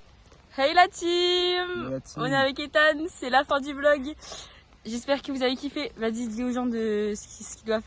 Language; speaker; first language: French; native; French